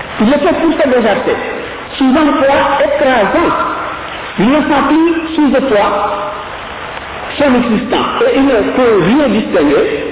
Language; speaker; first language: French; non-native, local second language; Wolof